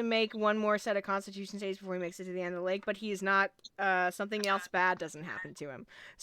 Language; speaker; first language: English; native; English